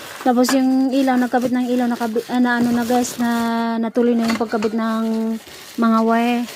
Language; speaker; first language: Filipino; native; Filipino